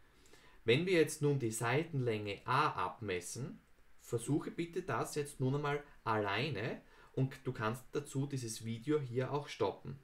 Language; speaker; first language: German; native; German